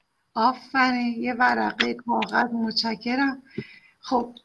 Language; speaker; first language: Persian; native; Persian